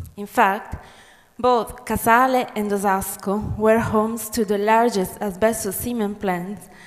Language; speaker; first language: English; non-native, fluent; Italian